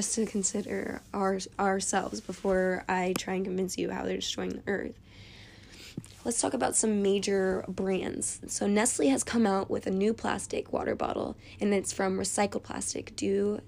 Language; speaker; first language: English; native; English